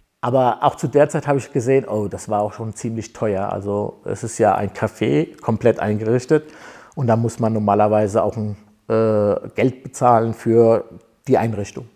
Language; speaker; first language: German; non-native, fluent; Spanish